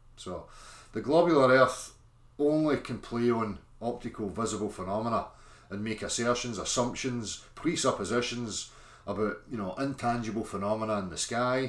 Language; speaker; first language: English; native; English